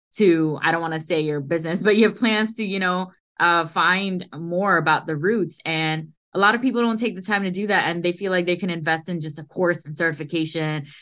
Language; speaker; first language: English; early bilingual, other home language; Hindi